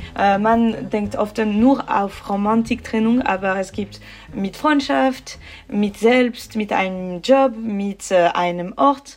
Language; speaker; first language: German; non-native, learner; French